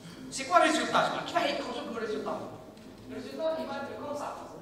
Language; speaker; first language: French; non-native, local second language; Arabic